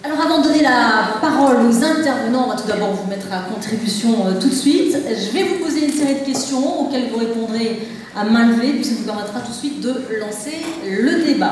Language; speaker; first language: French; native; French